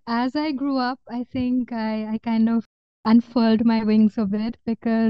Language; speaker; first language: English; non-native, local second language; Bangla